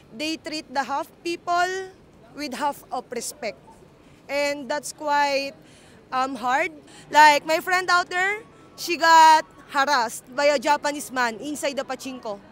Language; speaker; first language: English; non-native, local second language; Filipino